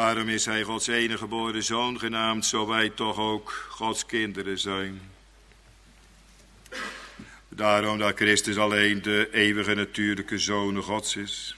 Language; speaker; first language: Dutch; native; Dutch